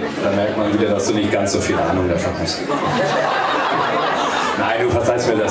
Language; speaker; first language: German; native; German